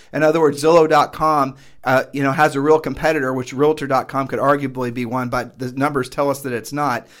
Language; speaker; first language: English; native; English